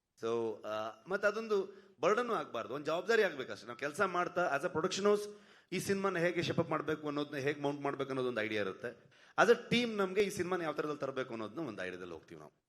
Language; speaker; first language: Kannada; native; Kannada